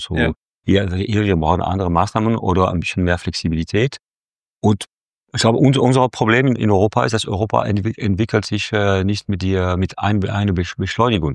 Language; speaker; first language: German; non-native, fluent; French